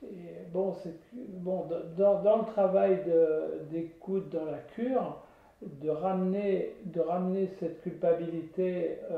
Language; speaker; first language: French; native; French